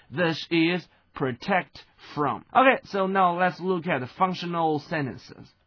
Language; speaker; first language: English; non-native, fluent; Chinese